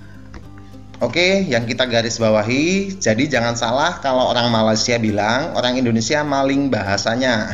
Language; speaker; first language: Indonesian; native; Indonesian